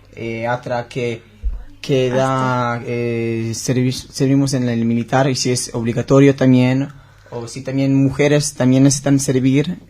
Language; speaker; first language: Spanish; non-native, learner; Hebrew